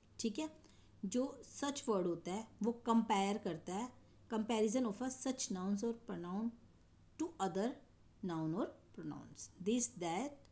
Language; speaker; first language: Hindi; native; Hindi